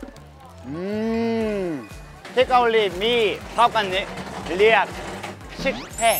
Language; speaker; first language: Thai; non-native, fluent; Korean